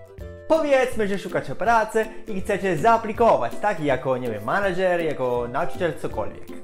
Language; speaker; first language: Polish; non-native, fluent; Italian